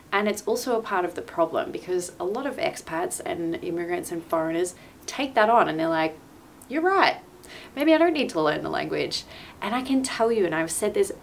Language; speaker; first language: English; native; English